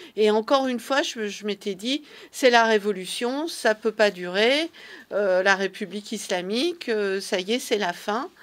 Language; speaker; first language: French; early bilingual, other home language; Persian